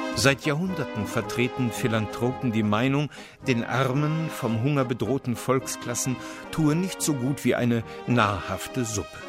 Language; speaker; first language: German; native; German